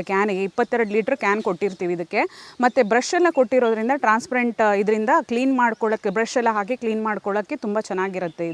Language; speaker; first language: Kannada; native; Kannada